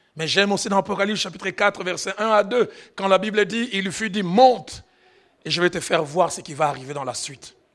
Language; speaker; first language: French; non-native, local second language; Lingala